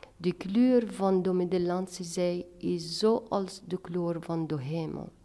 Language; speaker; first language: Dutch; non-native, fluent; Arabic